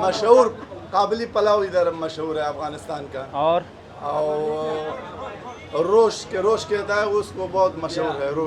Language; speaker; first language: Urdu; non-native, learner; Pashto